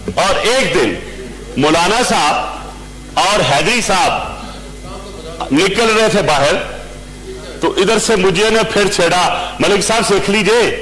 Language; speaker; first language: Urdu; non-native, local second language; Punjabi